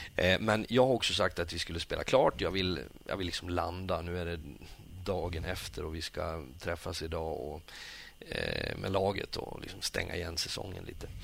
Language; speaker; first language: Swedish; native; Swedish